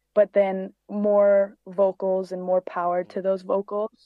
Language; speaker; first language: English; early bilingual, other home language; Greek